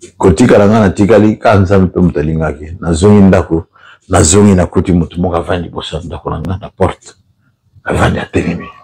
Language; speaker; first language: Lingala; non-native, local second language; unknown